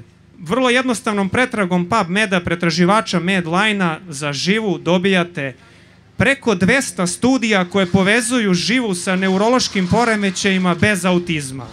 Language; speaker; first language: Serbian; native; Serbian